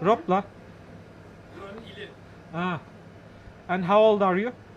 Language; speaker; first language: English; non-native, learner; Turkish